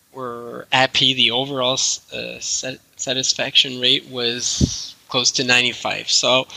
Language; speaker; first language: English; non-native, fluent; French